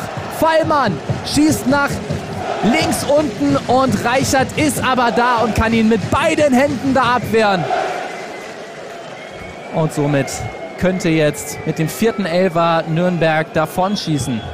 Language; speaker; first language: German; native; German